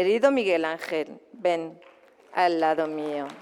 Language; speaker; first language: Spanish; native; Spanish